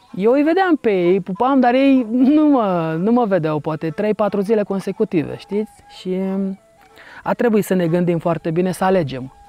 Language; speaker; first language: Romanian; native; Romanian